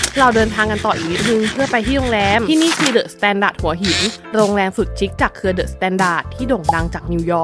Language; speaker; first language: Thai; native; Thai